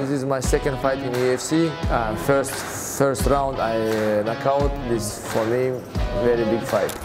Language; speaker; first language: English; non-native, learner; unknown